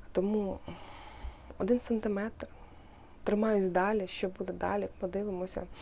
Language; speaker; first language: Ukrainian; non-native, local second language; Russian